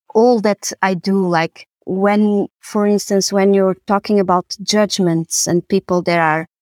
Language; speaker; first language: English; non-native, fluent; Portuguese